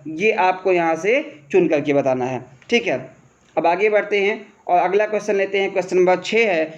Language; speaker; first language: Hindi; native; Hindi